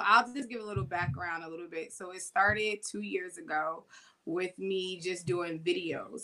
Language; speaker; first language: English; native; English